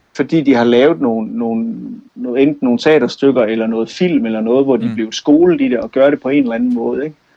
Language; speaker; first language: Danish; native; Danish